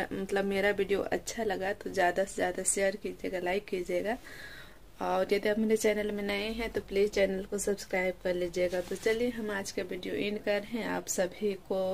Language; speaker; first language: Hindi; native; Hindi